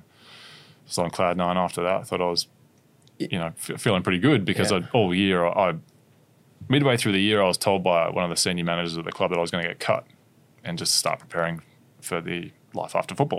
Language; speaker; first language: English; native; English